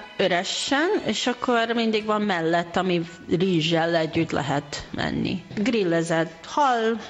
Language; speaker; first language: Hungarian; non-native, learner; Japanese